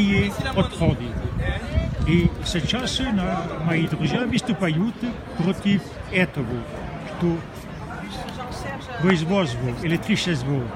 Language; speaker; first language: Russian; non-native, fluent; French